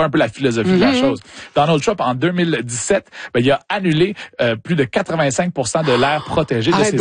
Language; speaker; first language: French; native; French